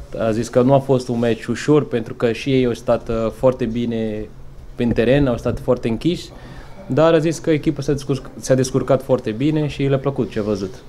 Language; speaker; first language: Romanian; non-native, fluent; Portuguese